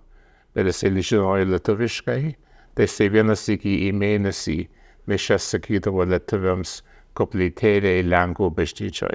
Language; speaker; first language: Lithuanian; early bilingual, heritage; Lithuanian